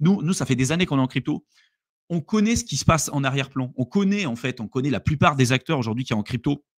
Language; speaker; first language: French; native; French